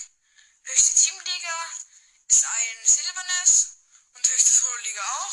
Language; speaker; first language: German; native; German